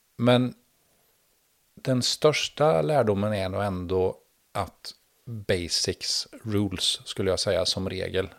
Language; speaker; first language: Swedish; native; Swedish